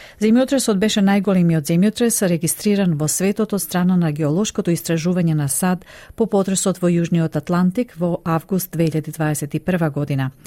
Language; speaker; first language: Macedonian; native; Macedonian